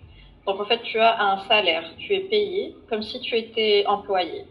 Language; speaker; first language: French; non-native, fluent; Arabic